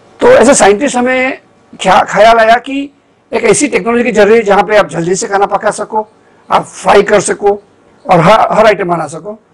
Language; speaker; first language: Hindi; non-native, local second language; Gujarati